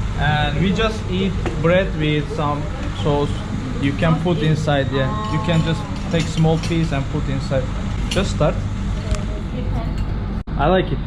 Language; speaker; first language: English; non-native, fluent; Turkish